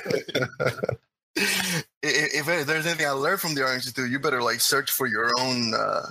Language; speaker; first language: English; non-native, fluent; Spanish